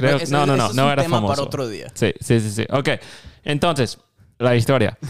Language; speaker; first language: Spanish; non-native, fluent; English